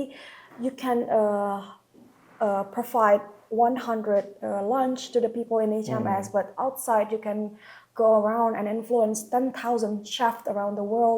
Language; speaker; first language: English; non-native, local second language; Indonesian